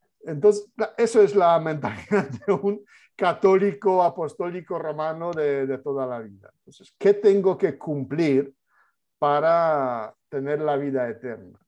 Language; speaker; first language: Spanish; non-native, fluent; Polish